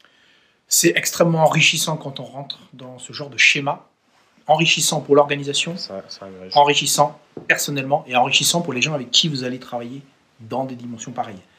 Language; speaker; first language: French; native; French